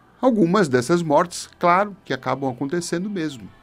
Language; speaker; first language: Portuguese; native; Portuguese